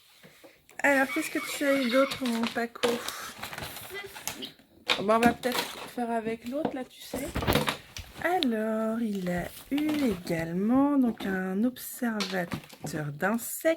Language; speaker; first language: French; native; French